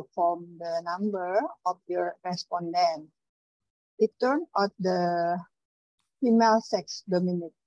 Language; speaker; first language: English; non-native, learner; Indonesian